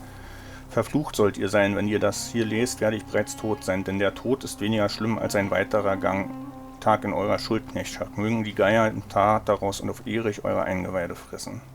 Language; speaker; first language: German; native; German